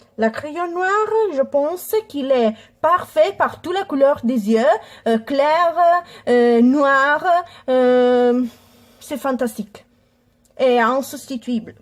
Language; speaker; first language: French; non-native, learner; Italian